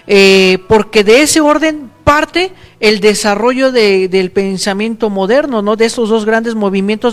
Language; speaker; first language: Spanish; native; Spanish